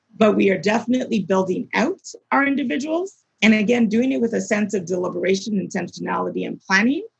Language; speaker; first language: English; native; English